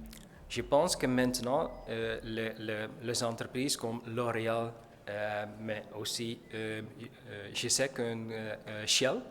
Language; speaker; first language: French; non-native, learner; Dutch